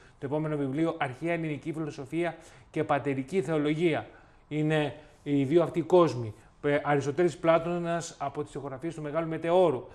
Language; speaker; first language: Greek; native; Greek